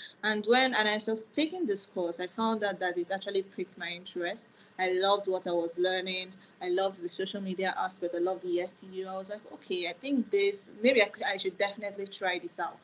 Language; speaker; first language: English; non-native, local second language; Igbo